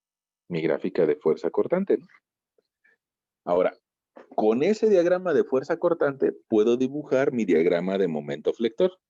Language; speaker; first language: Spanish; native; Spanish